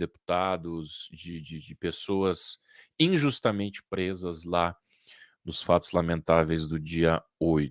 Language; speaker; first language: Portuguese; native; Portuguese